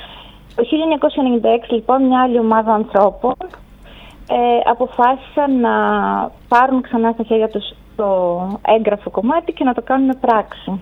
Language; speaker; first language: Greek; native; Greek